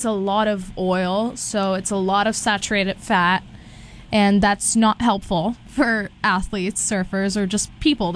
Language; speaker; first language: English; non-native, fluent; Portuguese